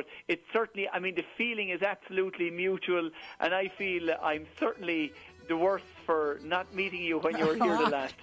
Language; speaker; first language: English; native; English